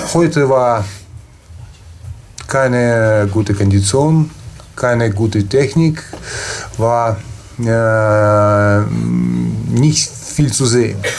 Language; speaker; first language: German; non-native, fluent; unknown